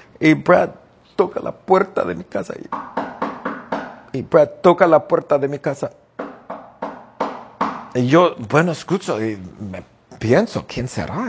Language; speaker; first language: Spanish; non-native, fluent; English